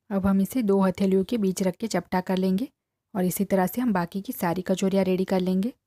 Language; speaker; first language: Hindi; non-native, local second language; Gujarati